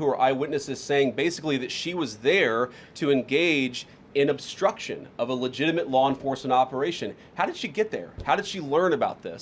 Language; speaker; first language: English; native; English